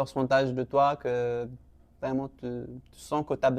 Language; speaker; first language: French; non-native, local second language; Arabic